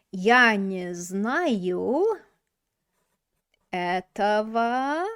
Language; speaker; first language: Russian; non-native, fluent; English